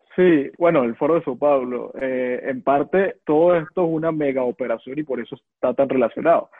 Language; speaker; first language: Spanish; native; Spanish